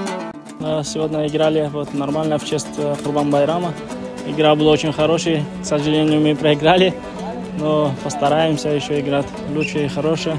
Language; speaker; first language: Russian; non-native, fluent; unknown